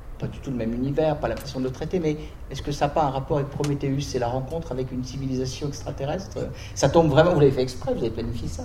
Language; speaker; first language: French; native; French